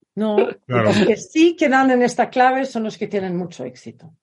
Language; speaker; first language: Spanish; non-native, fluent; Swedish